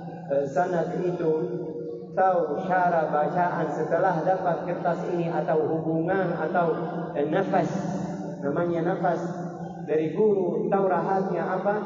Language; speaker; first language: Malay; non-native, learner; Arabic